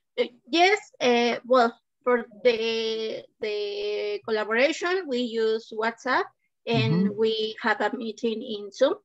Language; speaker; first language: English; non-native, learner; Spanish